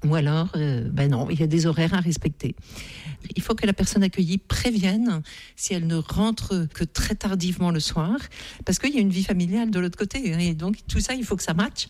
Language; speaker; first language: French; native; French